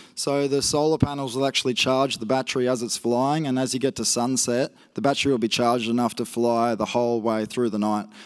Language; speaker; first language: English; native; English